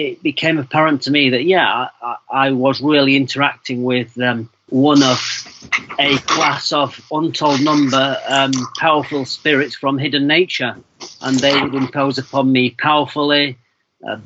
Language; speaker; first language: English; native; English